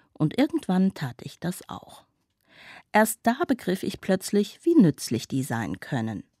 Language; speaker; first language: German; native; German